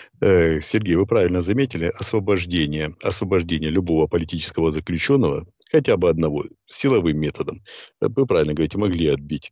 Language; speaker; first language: Russian; native; Russian